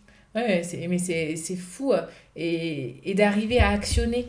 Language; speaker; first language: French; native; French